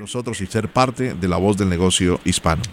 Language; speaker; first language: Spanish; native; Spanish